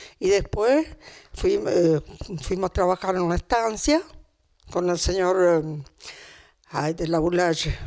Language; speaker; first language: Spanish; non-native, fluent; Italian